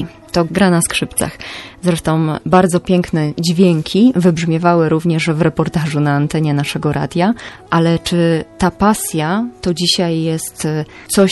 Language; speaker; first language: Polish; native; Polish